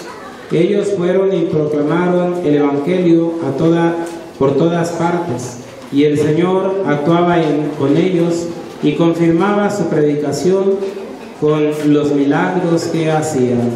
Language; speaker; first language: Spanish; native; Spanish